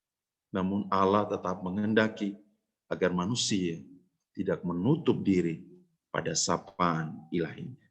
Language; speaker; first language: Indonesian; native; Indonesian